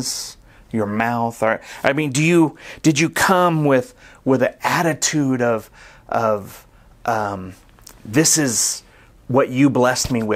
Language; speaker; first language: English; native; English